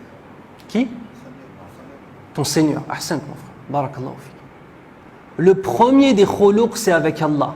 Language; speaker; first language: French; native; French